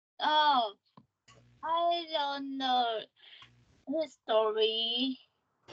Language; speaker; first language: English; non-native, learner; Vietnamese